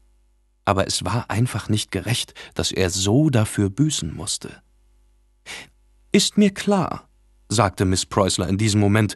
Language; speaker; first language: German; native; German